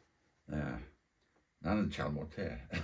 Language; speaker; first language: Korean; non-native, fluent; English